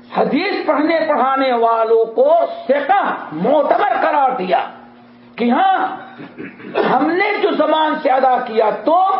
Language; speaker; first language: Urdu; native; Urdu